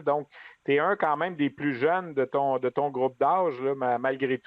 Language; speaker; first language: French; native; French